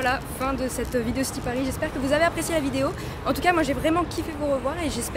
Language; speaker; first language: French; native; French